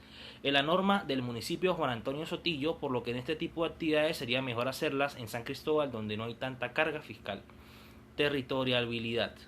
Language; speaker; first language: Spanish; native; Spanish